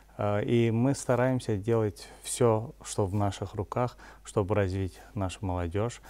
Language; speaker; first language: Russian; non-native, local second language; Azerbaijani